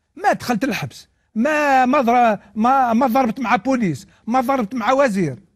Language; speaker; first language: Arabic; non-native, local second language; Kabyle